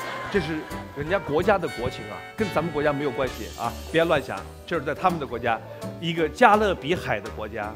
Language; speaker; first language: Chinese; native; Chinese